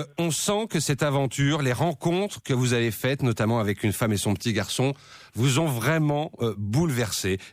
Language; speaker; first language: French; native; French